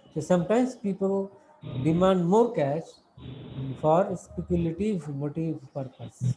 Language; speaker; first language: English; non-native, local second language; Bangla